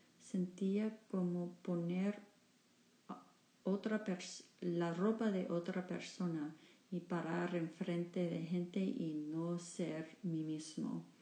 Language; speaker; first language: Spanish; non-native, learner; English